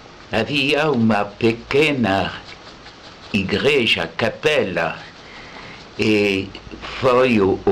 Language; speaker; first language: Portuguese; non-native, fluent; French